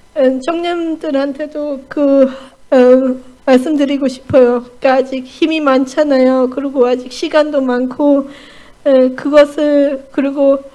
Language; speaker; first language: Korean; non-native, fluent; German